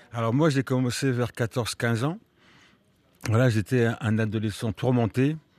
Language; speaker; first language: French; early bilingual, other home language; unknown